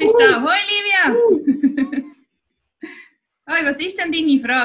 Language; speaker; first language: German; native; German